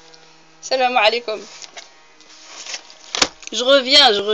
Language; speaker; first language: French; early bilingual, other home language; Arabic